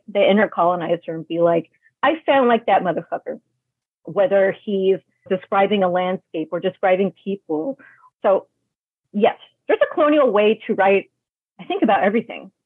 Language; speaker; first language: English; native; English